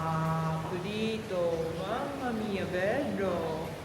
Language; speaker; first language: Italian; non-native, learner; Japanese